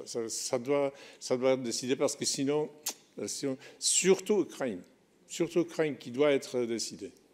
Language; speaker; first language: French; non-native, fluent; Polish